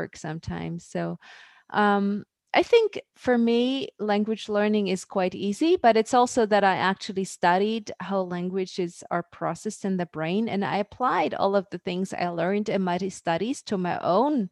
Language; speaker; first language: English; non-native, fluent; German